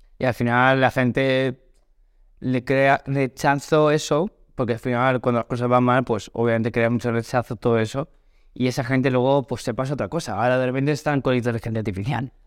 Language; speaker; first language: Spanish; early bilingual, other home language; Portuguese